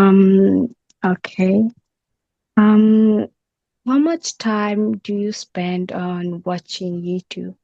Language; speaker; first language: English; non-native, learner; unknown